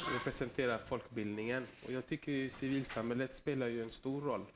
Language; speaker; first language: Swedish; early bilingual, other home language; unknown